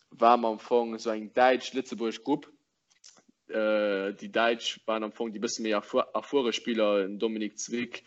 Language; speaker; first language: Luxembourgish; early bilingual, other home language; English